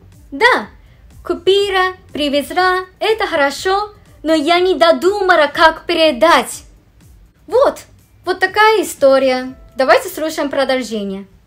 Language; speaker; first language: Russian; non-native, fluent; Japanese